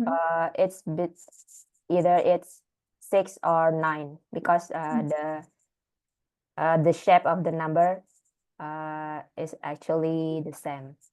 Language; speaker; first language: English; non-native, learner; Indonesian